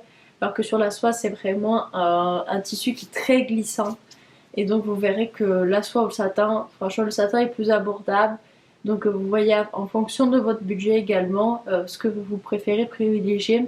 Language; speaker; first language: French; native; French